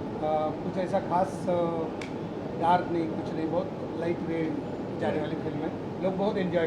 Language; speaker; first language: Hindi; non-native, local second language; Marathi